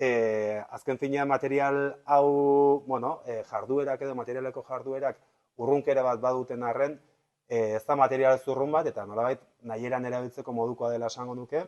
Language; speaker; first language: Basque; native; Basque